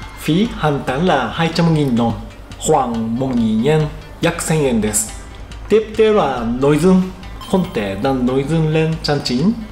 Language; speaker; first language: Vietnamese; non-native, fluent; Japanese